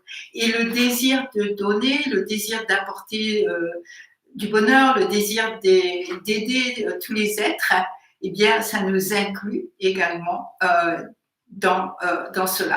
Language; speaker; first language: French; native; French